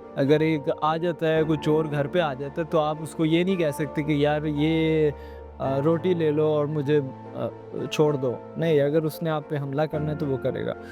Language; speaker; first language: Urdu; early bilingual, heritage; Urdu